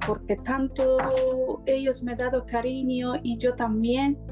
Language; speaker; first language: Spanish; non-native, learner; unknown